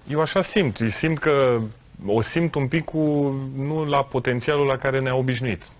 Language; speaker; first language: Romanian; native; Romanian